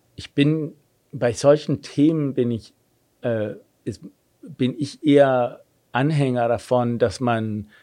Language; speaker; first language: German; non-native, fluent; Danish